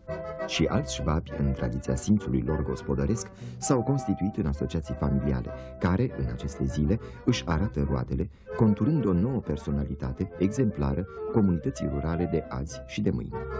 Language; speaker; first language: Romanian; native; Romanian